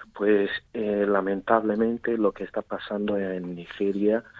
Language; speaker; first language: Spanish; non-native, fluent; Igbo